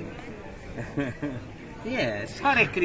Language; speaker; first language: English; non-native, learner; Hungarian